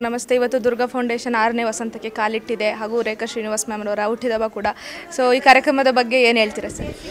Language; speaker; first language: Kannada; native; Kannada